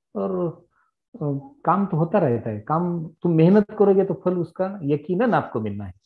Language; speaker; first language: Hindi; non-native, local second language; Marathi